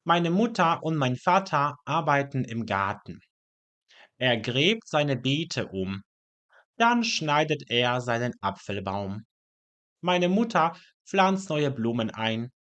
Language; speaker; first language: German; non-native, fluent; Polish